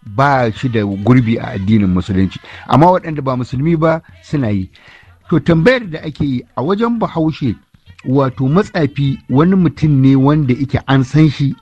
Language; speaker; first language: Hausa; native; Hausa